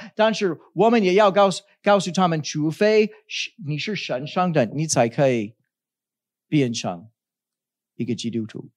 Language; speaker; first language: Chinese; non-native, fluent; English